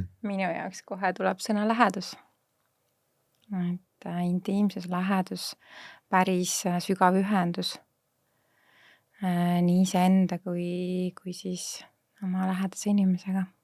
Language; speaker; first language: Estonian; native; Estonian